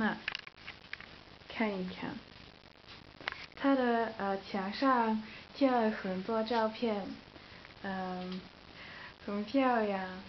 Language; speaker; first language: Chinese; non-native, learner; Dutch